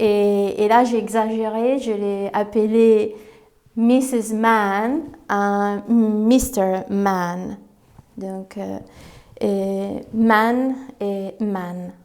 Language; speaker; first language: French; non-native, fluent; Italian